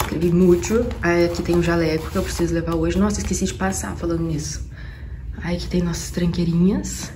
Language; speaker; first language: Portuguese; native; Portuguese